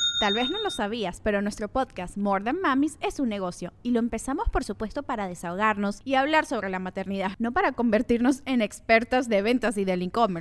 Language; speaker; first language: Spanish; native; Spanish